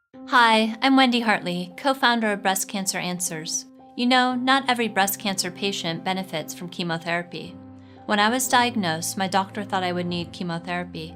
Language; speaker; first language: English; native; English